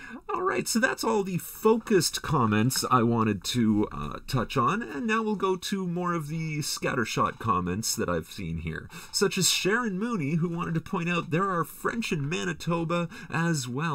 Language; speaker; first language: English; native; English